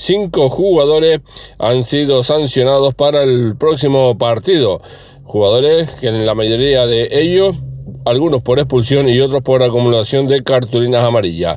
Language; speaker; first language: Spanish; native; Spanish